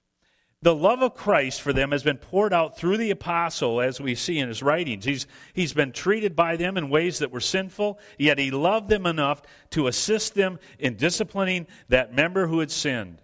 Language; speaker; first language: English; native; English